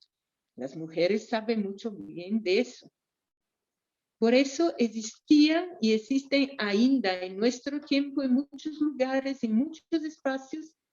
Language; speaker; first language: Spanish; non-native, fluent; Portuguese